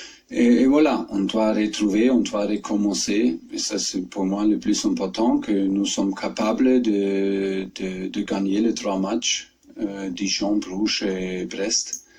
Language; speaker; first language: French; non-native, fluent; German